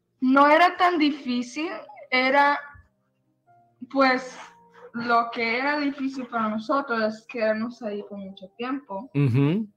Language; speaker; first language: Spanish; early bilingual, heritage; Spanish